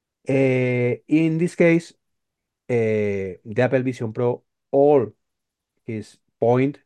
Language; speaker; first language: English; non-native, learner; Spanish